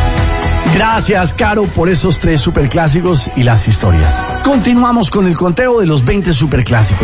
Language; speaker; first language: Spanish; native; Spanish